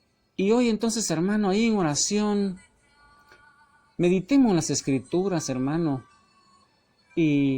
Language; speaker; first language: Spanish; native; Spanish